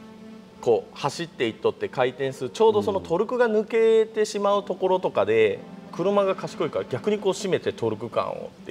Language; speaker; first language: Japanese; native; Japanese